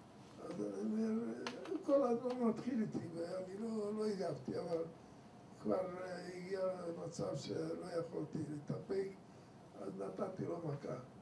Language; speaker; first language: Hebrew; non-native, fluent; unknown